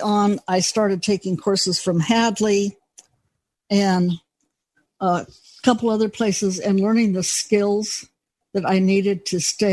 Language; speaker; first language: English; native; English